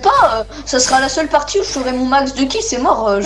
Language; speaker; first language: French; native; French